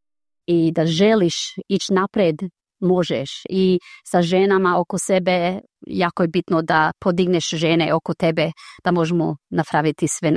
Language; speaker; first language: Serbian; early bilingual, heritage; Croatian